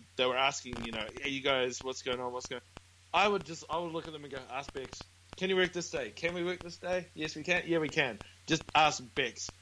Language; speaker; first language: English; native; English